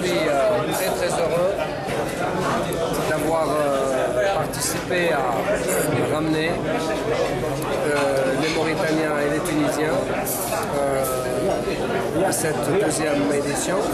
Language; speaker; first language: French; non-native, local second language; Arabic